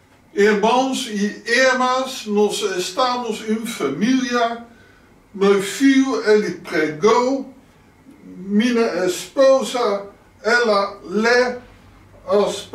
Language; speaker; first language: Portuguese; non-native, learner; Dutch